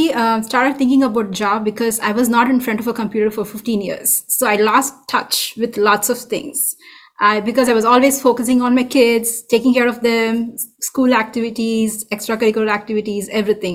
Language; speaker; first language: English; non-native, local second language; Tamil